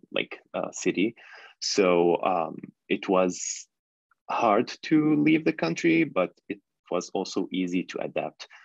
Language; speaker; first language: English; non-native, fluent; Arabic